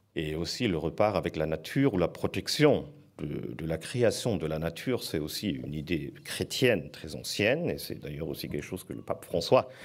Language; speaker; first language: French; non-native, fluent; German